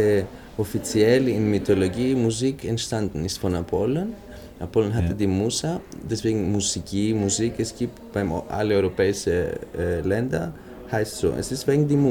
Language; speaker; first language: German; non-native, fluent; Greek